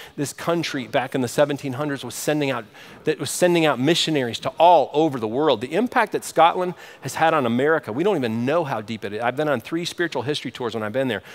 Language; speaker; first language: English; native; English